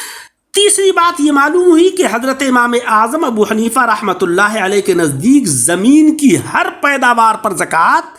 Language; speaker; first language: Urdu; native; Urdu